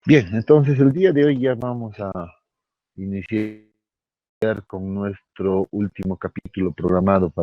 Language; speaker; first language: Spanish; native; Spanish